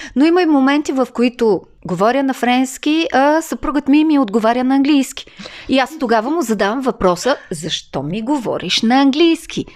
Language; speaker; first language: Bulgarian; native; Bulgarian